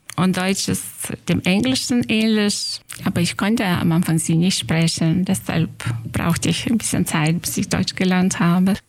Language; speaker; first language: German; non-native, fluent; Lithuanian